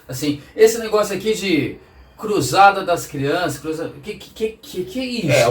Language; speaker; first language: Portuguese; native; Portuguese